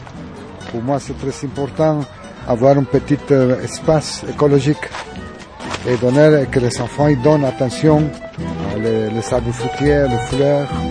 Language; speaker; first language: French; non-native, learner; Spanish